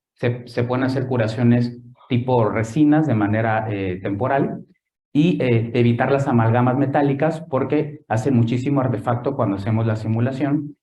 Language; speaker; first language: Spanish; native; Spanish